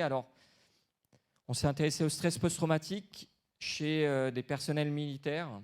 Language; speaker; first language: French; native; French